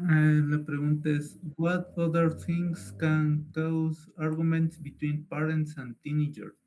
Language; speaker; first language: English; non-native, learner; Spanish